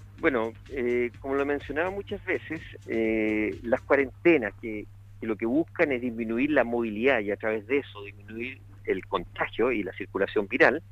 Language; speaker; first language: Spanish; native; Spanish